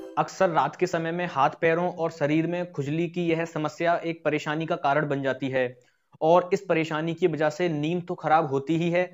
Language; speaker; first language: Hindi; native; Hindi